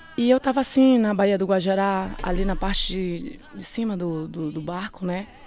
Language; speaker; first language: Portuguese; native; Portuguese